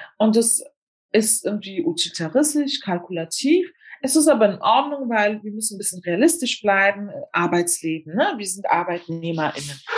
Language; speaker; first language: German; early bilingual, other home language; Turkish